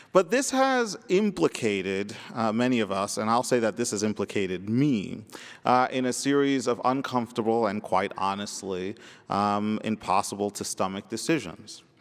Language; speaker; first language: English; early bilingual, other home language; Spanish